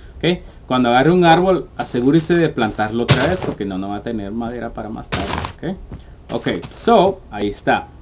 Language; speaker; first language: Spanish; early bilingual, heritage; English